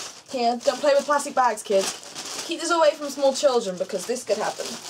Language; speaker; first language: English; native; English